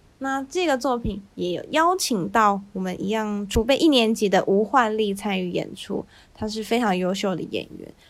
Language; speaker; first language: Chinese; native; Chinese